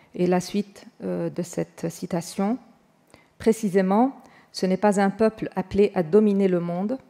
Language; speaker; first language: French; non-native, fluent; Arabic